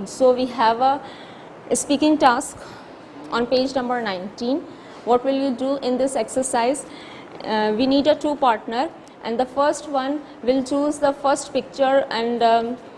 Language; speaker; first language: English; non-native, local second language; Urdu